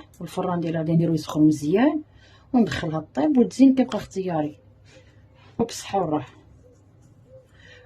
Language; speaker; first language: Arabic; native; Arabic